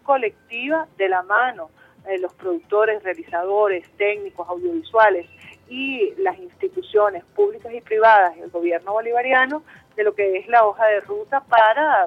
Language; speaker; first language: Spanish; native; Spanish